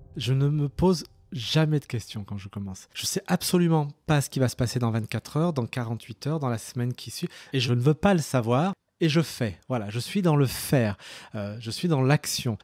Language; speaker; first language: French; early bilingual, other home language; Arabic